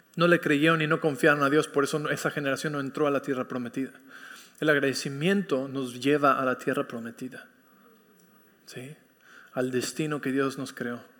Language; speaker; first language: Spanish; early bilingual, heritage; Spanish